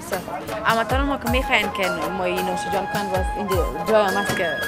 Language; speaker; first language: Persian; native; Persian